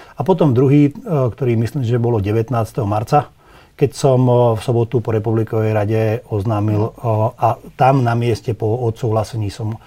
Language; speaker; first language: Slovak; non-native, local second language; Hungarian